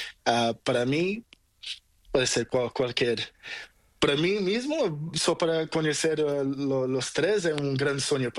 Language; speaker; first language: Spanish; non-native, learner; Portuguese